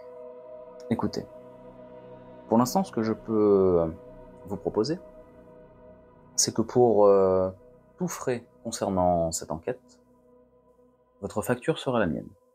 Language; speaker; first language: French; native; French